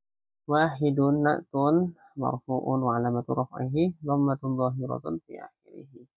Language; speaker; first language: Arabic; non-native, fluent; Indonesian